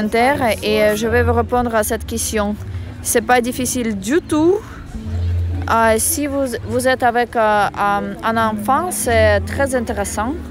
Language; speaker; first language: French; non-native, fluent; Russian